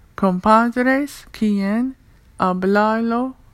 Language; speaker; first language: Spanish; non-native, learner; English